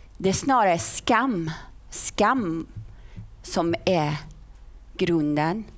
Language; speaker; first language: Swedish; non-native, fluent; Persian